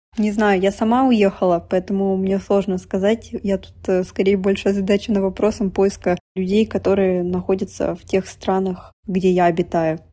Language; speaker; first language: Russian; native; Russian